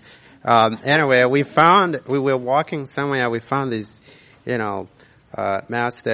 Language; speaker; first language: English; non-native, local second language; Nyanja